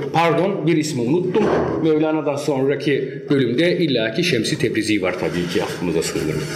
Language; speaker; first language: Turkish; early bilingual, heritage; Turkish